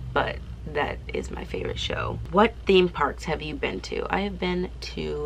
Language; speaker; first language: English; native; English